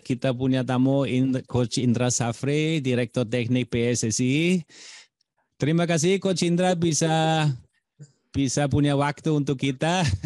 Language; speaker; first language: Indonesian; non-native, fluent; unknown